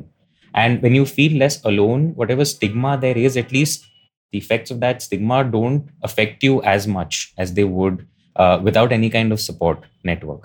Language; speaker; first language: English; non-native, local second language; Hindi